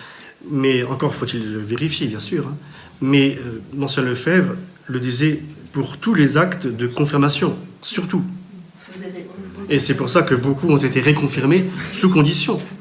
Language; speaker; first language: French; native; French